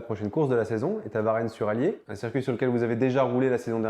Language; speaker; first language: French; native; French